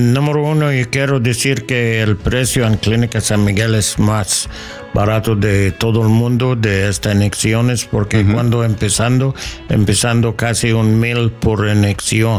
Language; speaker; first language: Spanish; non-native, learner; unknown